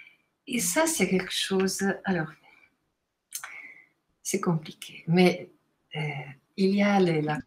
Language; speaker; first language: French; non-native, fluent; Italian